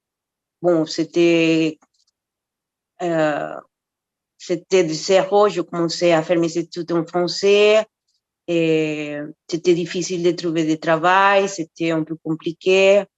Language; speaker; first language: French; non-native, fluent; Spanish